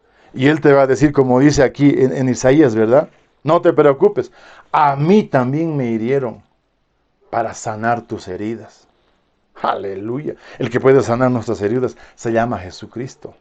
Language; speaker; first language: Spanish; native; Spanish